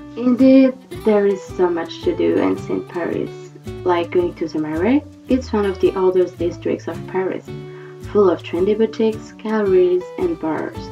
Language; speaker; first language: English; non-native, fluent; French